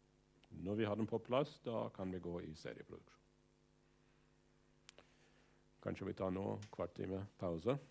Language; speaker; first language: Norwegian; non-native, fluent; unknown